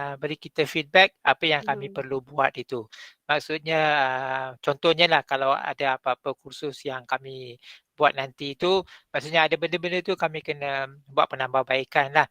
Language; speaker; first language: Malay; non-native, local second language; Tamil